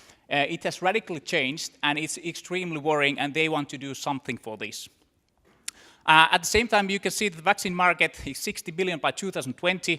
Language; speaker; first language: English; non-native, fluent; Finnish